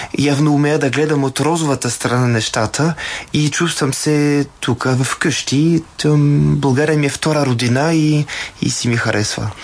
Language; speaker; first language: Bulgarian; non-native, fluent; French